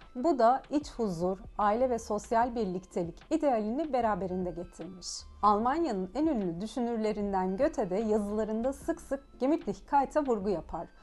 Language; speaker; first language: Turkish; early bilingual, heritage; Turkish